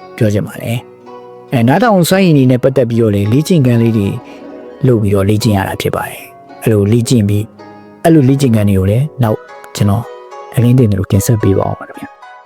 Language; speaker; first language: Burmese; native; Burmese